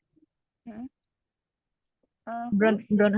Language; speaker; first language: English; non-native, learner; Indonesian